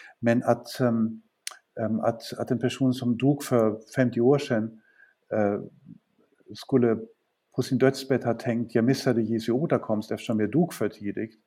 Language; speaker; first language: Swedish; non-native, fluent; German